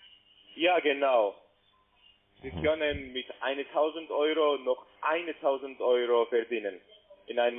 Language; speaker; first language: German; non-native, learner; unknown